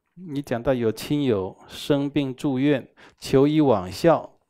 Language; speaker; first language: Chinese; native; Chinese